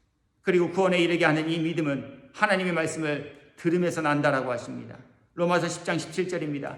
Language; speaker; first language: Korean; native; Korean